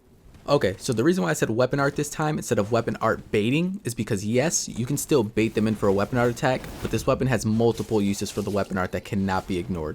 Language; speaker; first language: English; native; English